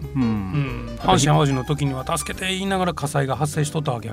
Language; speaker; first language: Japanese; native; Japanese